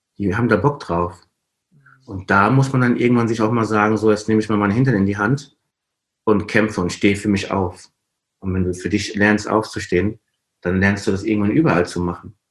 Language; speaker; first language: German; non-native, fluent; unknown